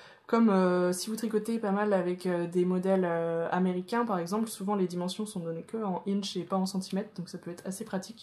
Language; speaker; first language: French; native; French